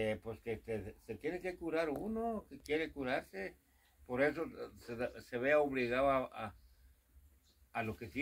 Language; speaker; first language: Spanish; native; Spanish